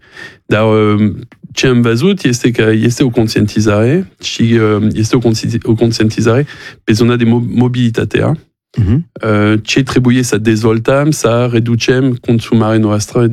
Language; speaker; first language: Romanian; non-native, fluent; French